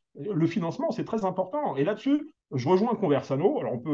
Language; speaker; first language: French; native; French